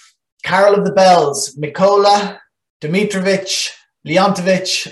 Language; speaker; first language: English; non-native, local second language; Irish